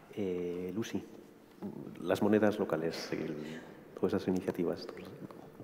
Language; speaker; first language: Spanish; native; Spanish